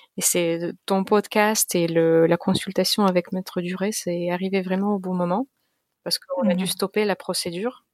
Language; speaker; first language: French; non-native, fluent; Russian